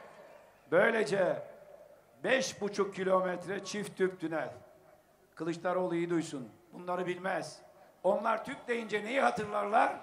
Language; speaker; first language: Turkish; native; Turkish